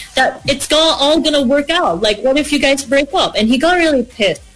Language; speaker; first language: English; non-native, local second language; Korean